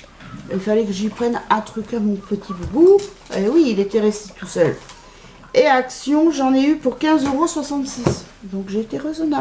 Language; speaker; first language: French; native; French